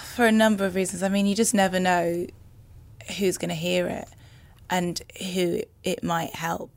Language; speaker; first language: English; native; English